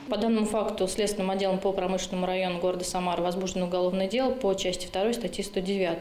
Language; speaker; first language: Russian; native; Russian